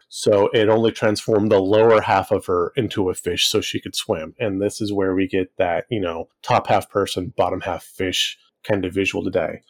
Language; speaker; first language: English; native; English